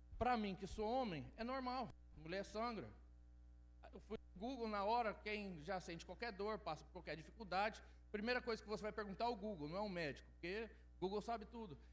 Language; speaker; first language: Portuguese; early bilingual, heritage; Portuguese